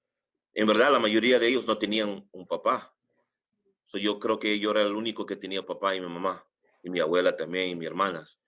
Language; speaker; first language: Spanish; early bilingual, heritage; English